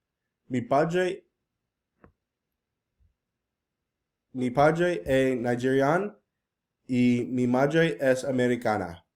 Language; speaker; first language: Spanish; non-native, learner; English